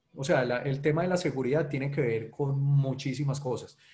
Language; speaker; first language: Spanish; native; Spanish